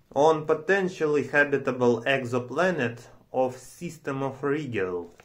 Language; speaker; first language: English; non-native, learner; Romanian